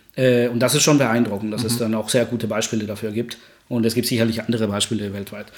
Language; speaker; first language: German; non-native, fluent; Spanish